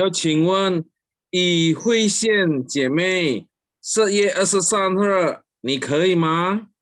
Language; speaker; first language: Chinese; early bilingual, heritage; Chinese